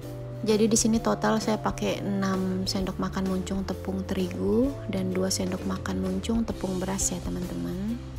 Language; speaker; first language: Indonesian; native; Indonesian